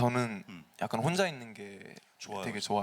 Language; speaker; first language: Korean; early bilingual, heritage; Korean